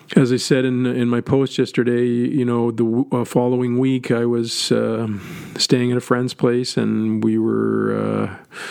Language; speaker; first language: English; native; English